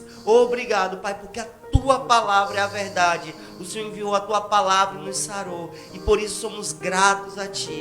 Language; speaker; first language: Portuguese; native; Portuguese